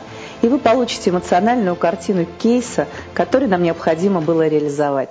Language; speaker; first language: Russian; native; Russian